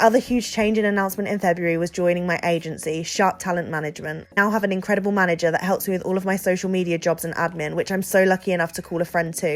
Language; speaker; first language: English; native; English